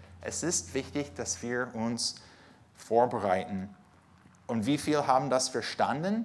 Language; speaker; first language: German; non-native, fluent; English